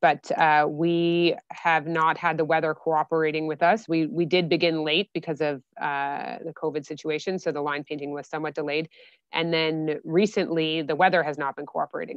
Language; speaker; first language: English; native; English